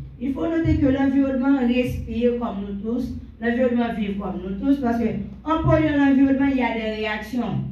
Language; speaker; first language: French; non-native, local second language; Haitian Creole